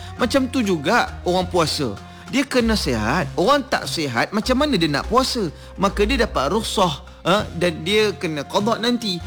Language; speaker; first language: Malay; native; Malay